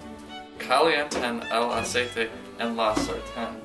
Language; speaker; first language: Spanish; non-native, learner; English